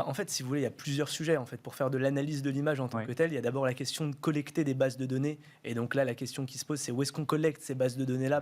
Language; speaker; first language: French; native; French